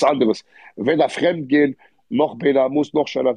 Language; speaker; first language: German; early bilingual, other home language; Arabic